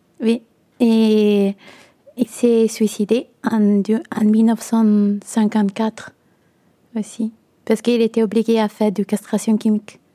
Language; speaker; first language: French; non-native, learner; Italian